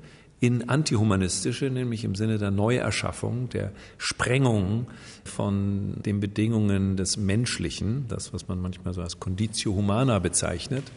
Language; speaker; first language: German; native; German